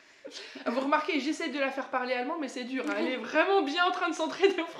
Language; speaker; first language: French; native; French